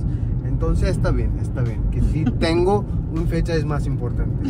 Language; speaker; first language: Spanish; non-native, learner; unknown